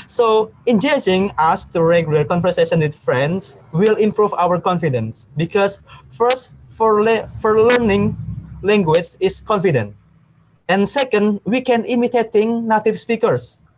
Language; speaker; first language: English; non-native, learner; Indonesian